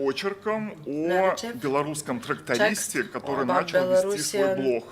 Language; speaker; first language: Russian; native; Russian